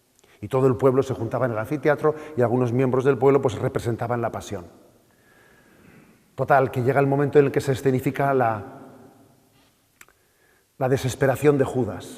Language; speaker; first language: Spanish; native; Spanish